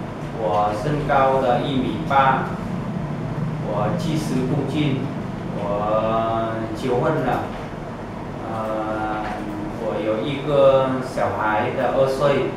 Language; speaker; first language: Chinese; non-native, learner; Vietnamese